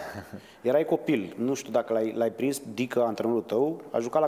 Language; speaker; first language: Romanian; native; Romanian